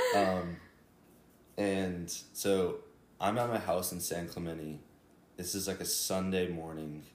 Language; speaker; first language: English; native; English